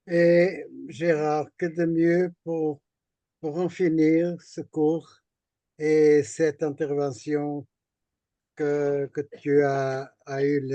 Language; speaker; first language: French; non-native, fluent; Portuguese